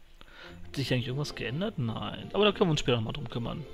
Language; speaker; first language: German; native; German